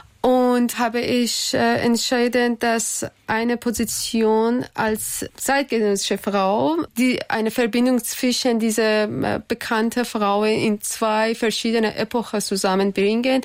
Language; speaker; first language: German; non-native, learner; Persian